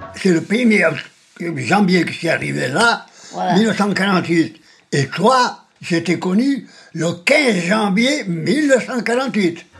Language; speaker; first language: French; non-native, fluent; Spanish